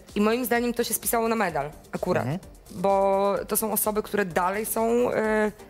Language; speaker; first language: Polish; native; Polish